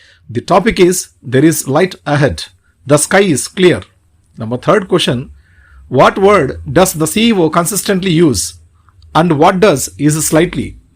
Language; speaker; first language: English; non-native, local second language; Telugu